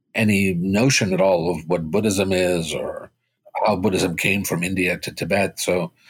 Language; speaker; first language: English; early bilingual, other home language; Spanish